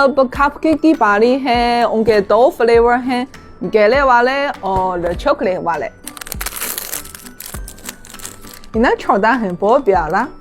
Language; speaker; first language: Hindi; non-native, learner; Chinese